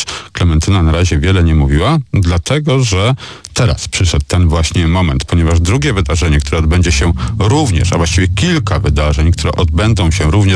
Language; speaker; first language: Polish; native; Polish